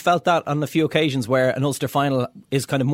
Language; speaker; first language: English; native; English